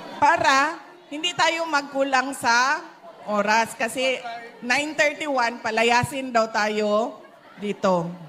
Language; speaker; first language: Filipino; non-native, local second language; Cebuano